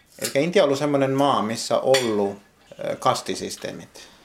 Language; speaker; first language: Finnish; non-native, learner; Hindi